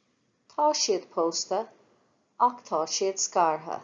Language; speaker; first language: Irish; non-native, fluent; English